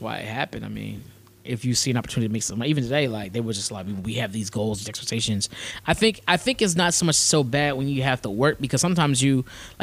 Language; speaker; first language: English; native; English